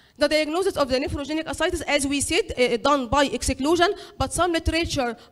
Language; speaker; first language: English; non-native, fluent; Arabic